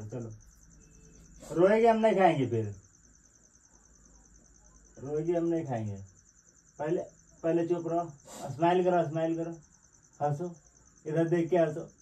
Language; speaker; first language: Hindi; native; Hindi